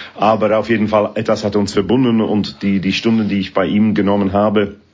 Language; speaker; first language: German; non-native, fluent; English